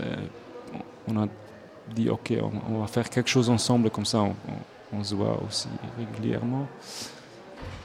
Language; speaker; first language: French; non-native, local second language; Swiss German